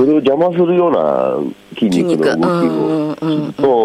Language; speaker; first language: Japanese; native; Japanese